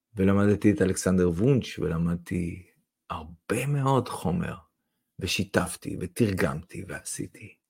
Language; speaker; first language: Hebrew; non-native, fluent; Russian